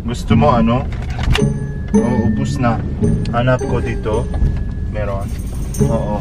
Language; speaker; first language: Filipino; non-native, learner; Arabic